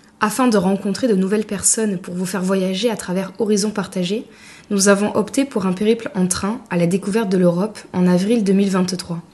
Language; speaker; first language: French; native; French